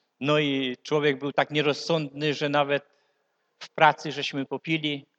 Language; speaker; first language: Polish; native; Polish